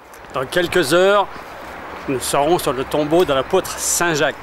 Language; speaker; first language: French; native; French